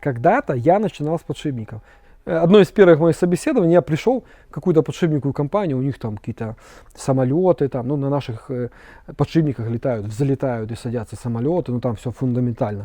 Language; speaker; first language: Russian; native; Russian